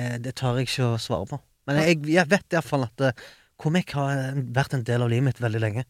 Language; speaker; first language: Norwegian; early bilingual, other home language; Arabic